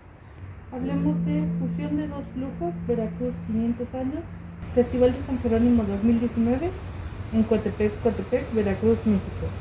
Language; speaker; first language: Spanish; native; Spanish